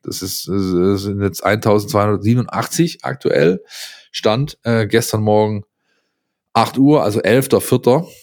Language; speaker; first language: German; native; German